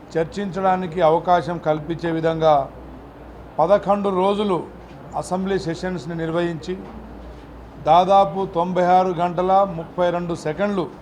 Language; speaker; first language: Telugu; non-native, local second language; Lambadi